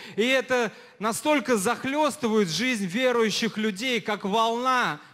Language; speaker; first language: Russian; native; Russian